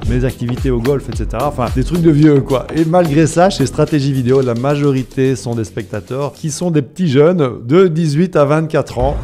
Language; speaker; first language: French; native; French